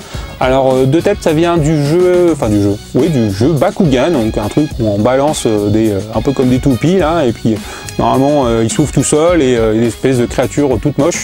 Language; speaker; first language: French; native; French